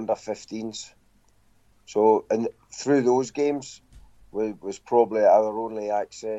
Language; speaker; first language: English; native; English